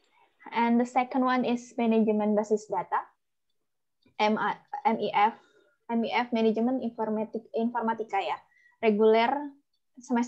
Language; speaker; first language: English; non-native, learner; Indonesian